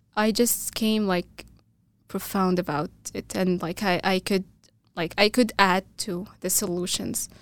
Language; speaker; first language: English; non-native, fluent; Arabic